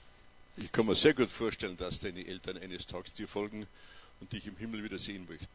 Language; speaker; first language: German; native; German